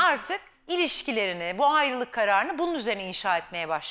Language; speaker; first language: Turkish; native; Turkish